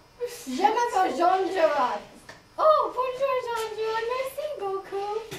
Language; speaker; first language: French; non-native, learner; English